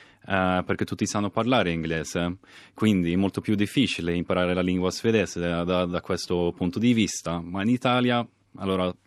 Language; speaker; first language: Italian; non-native, fluent; Swedish